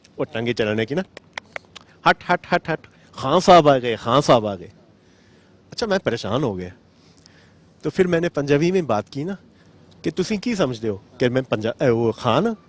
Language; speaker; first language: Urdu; non-native, fluent; Japanese